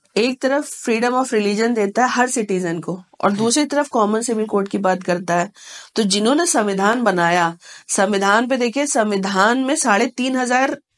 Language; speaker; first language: Hindi; native; Hindi